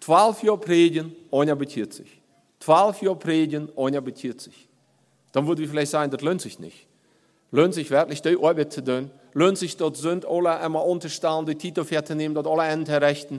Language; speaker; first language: German; non-native, learner; Plautdietsch